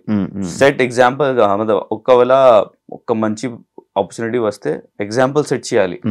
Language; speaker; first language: Telugu; non-native, fluent; Urdu